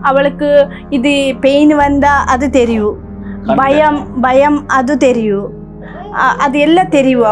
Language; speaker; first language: Malayalam; non-native, learner; Tamil